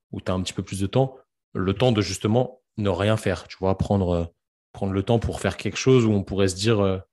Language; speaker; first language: French; native; French